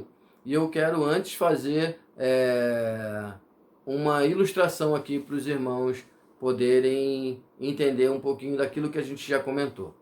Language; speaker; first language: Portuguese; native; Portuguese